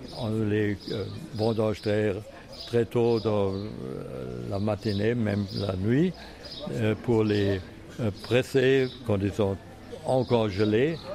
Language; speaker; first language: French; non-native, fluent; German